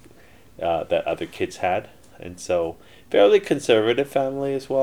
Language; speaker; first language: English; early bilingual, other home language; Korean